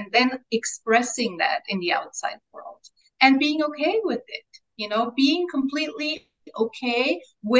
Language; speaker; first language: English; non-native, fluent; German